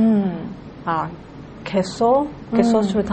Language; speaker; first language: Japanese; non-native, learner; Cantonese